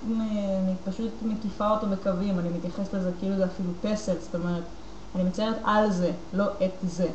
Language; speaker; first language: Hebrew; native; Hebrew